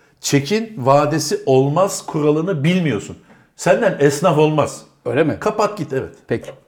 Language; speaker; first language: Turkish; native; Turkish